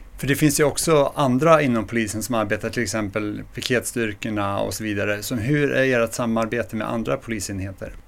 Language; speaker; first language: Swedish; native; Swedish